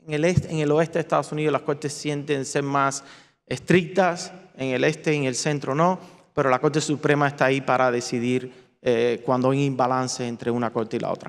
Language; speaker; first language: Spanish; native; Spanish